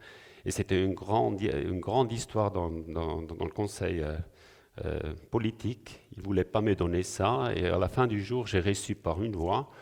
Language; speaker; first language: French; non-native, local second language; German